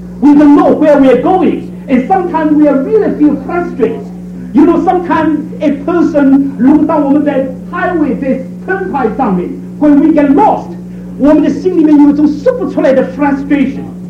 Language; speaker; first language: English; non-native, fluent; Chinese